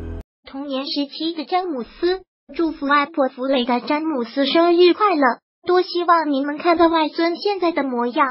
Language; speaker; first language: Chinese; native; Chinese